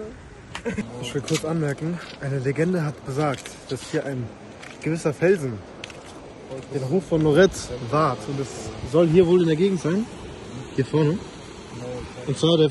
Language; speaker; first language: German; native; German